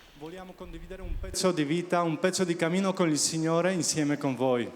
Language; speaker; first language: Italian; non-native, fluent; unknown